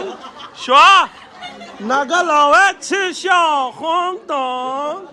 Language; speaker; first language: Chinese; non-native, learner; Urdu